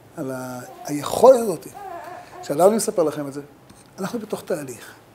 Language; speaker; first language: Hebrew; native; Hebrew